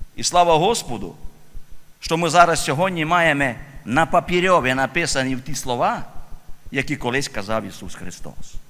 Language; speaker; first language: Ukrainian; native; Ukrainian